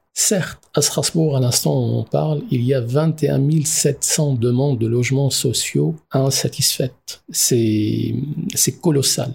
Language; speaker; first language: French; non-native, local second language; Arabic